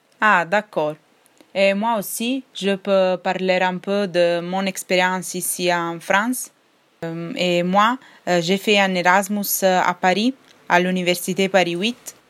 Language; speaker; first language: French; non-native, fluent; Italian